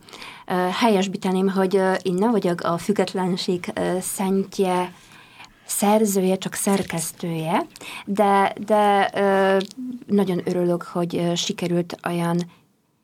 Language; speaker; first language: Hungarian; non-native, fluent; Polish